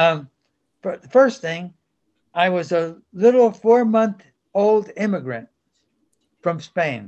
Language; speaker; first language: English; early bilingual, other home language; Spanish